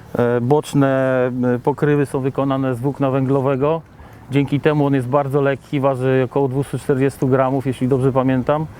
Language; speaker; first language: Polish; native; Polish